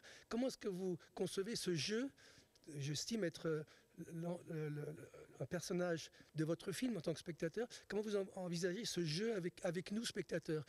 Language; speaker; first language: French; native; French